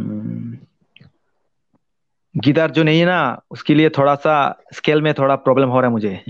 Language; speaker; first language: Hindi; non-native, local second language; Kok Borok